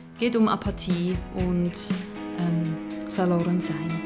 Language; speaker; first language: German; non-native, local second language; English